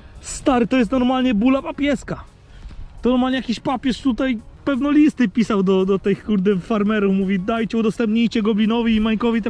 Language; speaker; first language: Polish; native; Polish